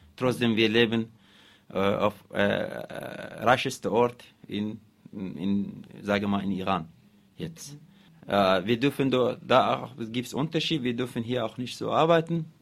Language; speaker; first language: German; non-native, learner; Arabic